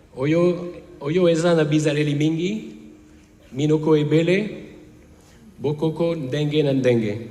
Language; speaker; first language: Lingala; non-native, learner; French